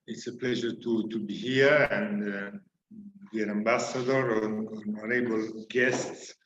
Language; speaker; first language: English; non-native, learner; Italian